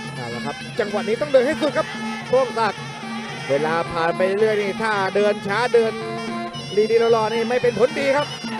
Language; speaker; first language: Thai; native; Thai